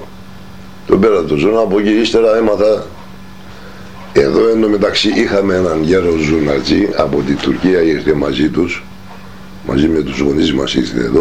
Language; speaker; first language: Greek; non-native, local second language; Turkish